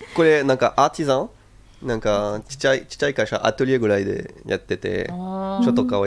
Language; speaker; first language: Japanese; non-native, fluent; French